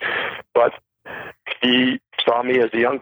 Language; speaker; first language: English; native; English